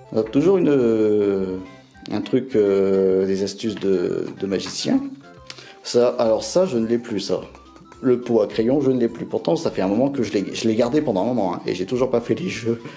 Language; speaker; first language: French; native; French